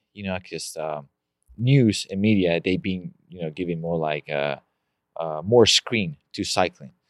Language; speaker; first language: English; non-native, fluent; Spanish